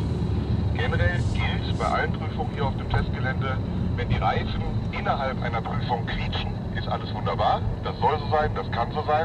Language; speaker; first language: German; native; German